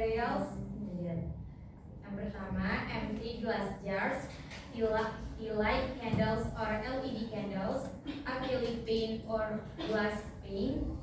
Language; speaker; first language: English; non-native, learner; Indonesian